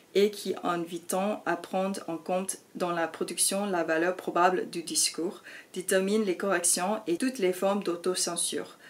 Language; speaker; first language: French; non-native, fluent; English